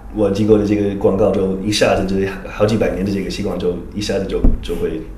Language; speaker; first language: Chinese; non-native, fluent; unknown